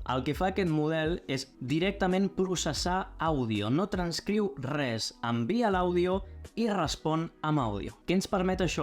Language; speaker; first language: Catalan; native; Catalan